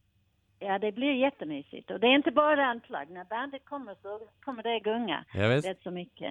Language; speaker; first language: Swedish; non-native, fluent; English